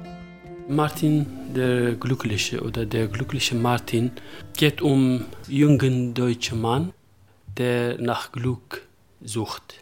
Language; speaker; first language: German; non-native, local second language; Kurdish